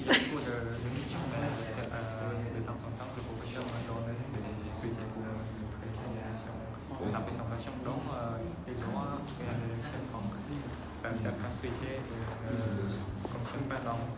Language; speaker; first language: French; non-native, learner; Khmer